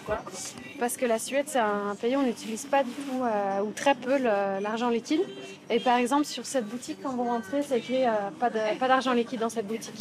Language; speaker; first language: French; native; French